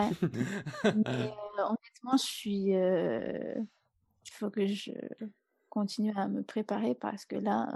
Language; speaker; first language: French; non-native, fluent; English